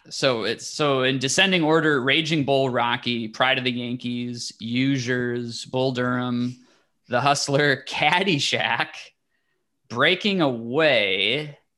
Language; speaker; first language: English; native; English